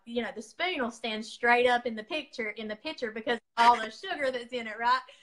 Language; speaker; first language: English; native; English